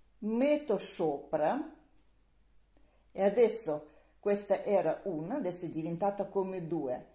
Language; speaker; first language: Italian; non-native, learner; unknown